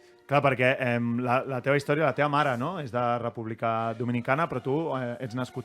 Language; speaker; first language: Catalan; native; Catalan